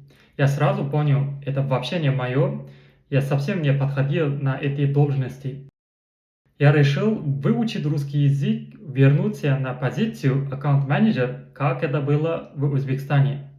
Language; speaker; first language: Russian; non-native, learner; Kazakh